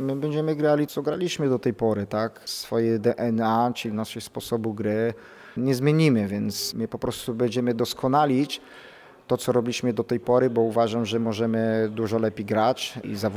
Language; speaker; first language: Polish; non-native, fluent; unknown